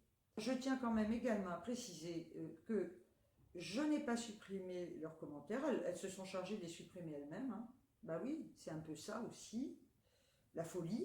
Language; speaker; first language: French; native; French